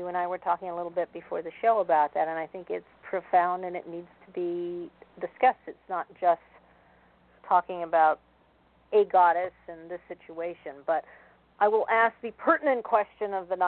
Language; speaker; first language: English; native; English